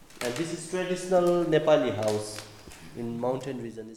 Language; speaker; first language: English; non-native, fluent; Nepali